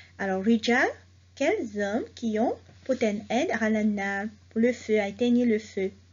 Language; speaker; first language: French; non-native, local second language; Morisyen